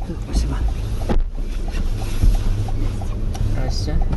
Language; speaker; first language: Russian; non-native, learner; Kyrgyz